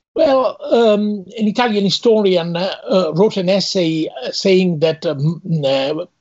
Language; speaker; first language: English; non-native, fluent; Italian